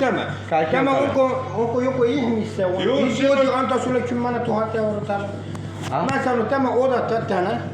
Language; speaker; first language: Finnish; non-native, learner; Turkish